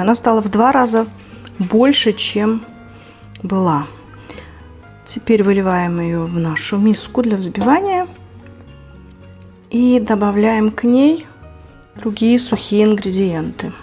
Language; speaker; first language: Russian; native; Russian